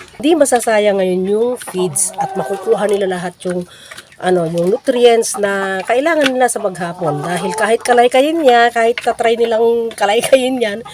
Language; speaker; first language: Filipino; non-native, local second language; Iloko